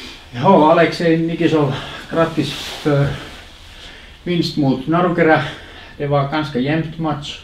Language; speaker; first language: Swedish; non-native, local second language; Finnish